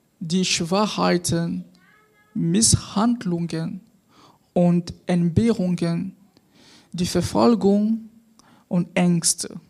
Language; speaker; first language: German; non-native, fluent; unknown